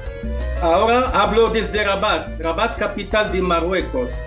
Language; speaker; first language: Spanish; non-native, fluent; Arabic